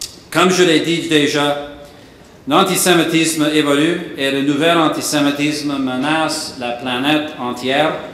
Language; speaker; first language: French; non-native, fluent; English